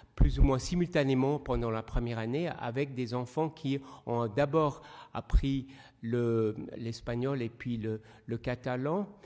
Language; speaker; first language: French; non-native, fluent; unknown